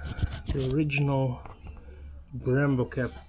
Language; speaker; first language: English; non-native, fluent; German